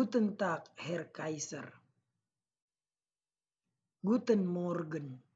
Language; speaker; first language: German; non-native, learner; Indonesian